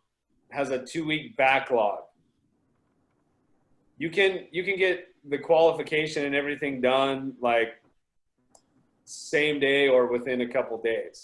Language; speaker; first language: English; native; English